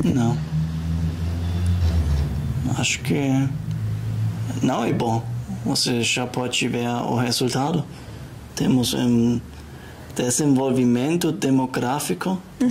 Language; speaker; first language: Portuguese; non-native, learner; German